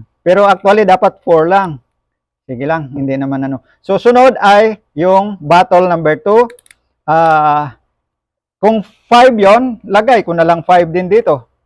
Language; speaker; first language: Filipino; non-native, local second language; Hiligaynon